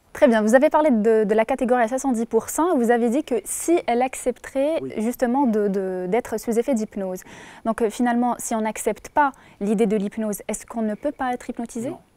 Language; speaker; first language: French; non-native, local second language; Arabic